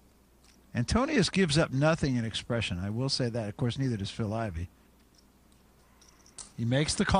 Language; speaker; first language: English; native; English